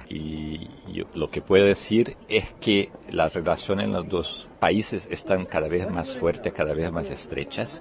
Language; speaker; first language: Spanish; non-native, fluent; Portuguese